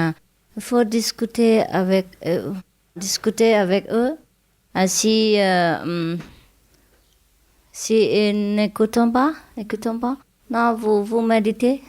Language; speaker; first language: French; non-native, learner; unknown